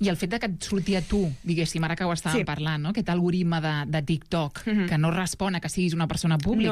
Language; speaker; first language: Catalan; native; Catalan